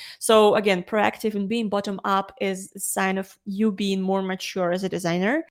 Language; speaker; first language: English; non-native, fluent; Ukrainian